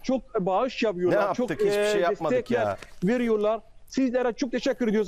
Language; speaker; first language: Turkish; non-native, fluent; Arabic